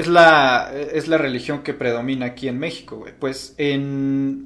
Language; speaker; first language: Spanish; native; Spanish